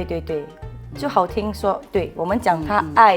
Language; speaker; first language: Chinese; non-native, local second language; English